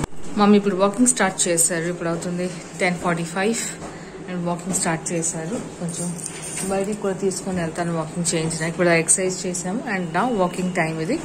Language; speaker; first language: Telugu; native; Telugu